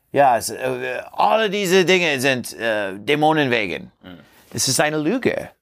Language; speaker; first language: German; non-native, learner; English